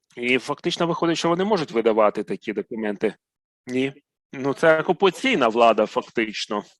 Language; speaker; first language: Ukrainian; non-native, fluent; Arabic